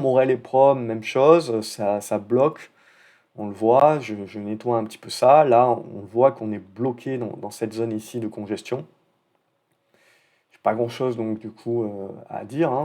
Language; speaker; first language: French; native; French